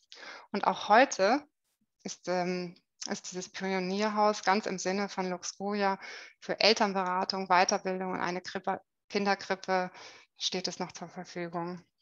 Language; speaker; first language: German; native; German